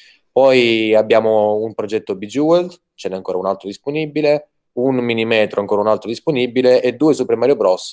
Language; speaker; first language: Italian; native; Italian